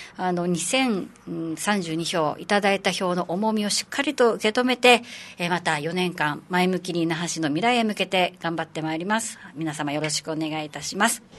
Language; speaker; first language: Japanese; native; Japanese